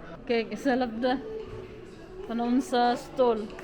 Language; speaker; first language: Dutch; non-native, fluent; Cebuano